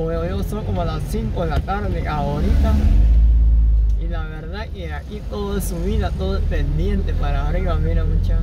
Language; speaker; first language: Spanish; native; Spanish